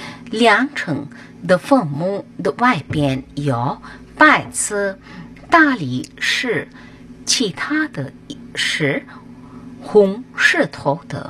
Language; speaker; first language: Chinese; non-native, fluent; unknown